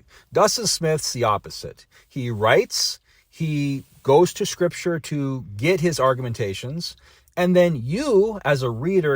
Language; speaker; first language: English; native; English